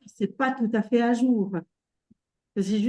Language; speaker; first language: French; native; French